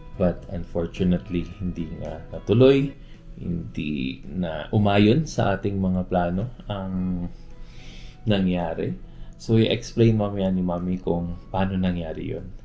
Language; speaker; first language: Filipino; native; Filipino